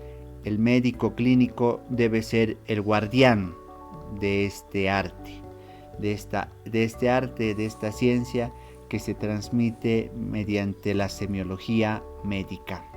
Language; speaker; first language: Spanish; native; Spanish